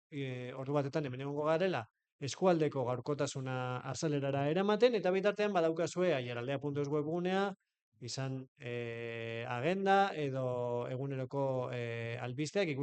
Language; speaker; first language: Basque; native; Basque